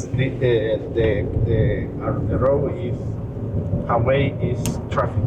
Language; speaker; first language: English; non-native, learner; Spanish